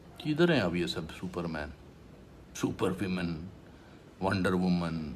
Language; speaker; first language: Hindi; native; Hindi